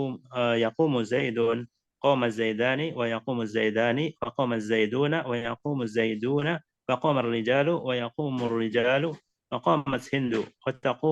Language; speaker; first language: Arabic; non-native, learner; Indonesian